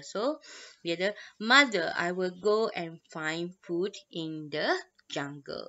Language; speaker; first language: English; non-native, local second language; Malay